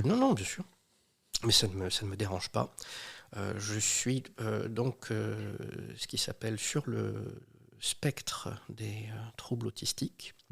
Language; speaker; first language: French; native; French